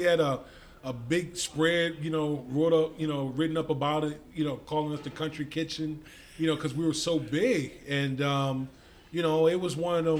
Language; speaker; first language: English; native; English